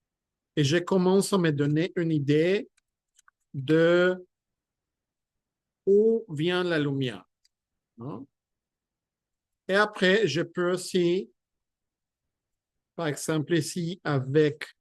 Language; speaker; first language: French; non-native, fluent; Spanish